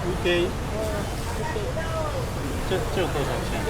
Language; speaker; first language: Chinese; non-native, learner; Japanese